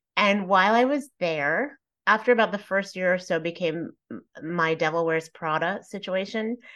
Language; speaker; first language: English; native; English